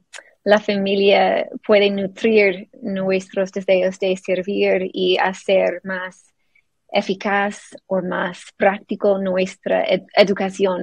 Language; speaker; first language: Spanish; non-native, fluent; English